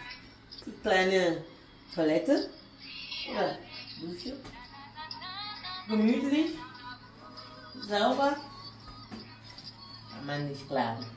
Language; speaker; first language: German; non-native, learner; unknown